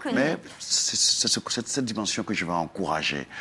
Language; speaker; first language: French; non-native, local second language; Dyula